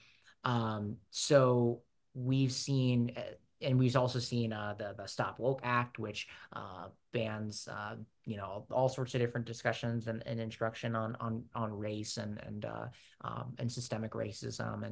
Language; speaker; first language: English; native; English